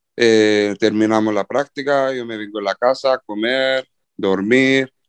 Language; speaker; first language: Spanish; early bilingual, heritage; Spanish